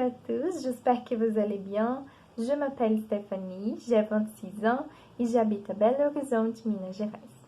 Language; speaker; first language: French; non-native, learner; Portuguese